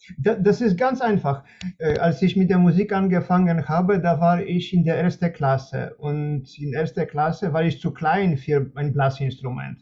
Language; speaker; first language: German; non-native, fluent; Polish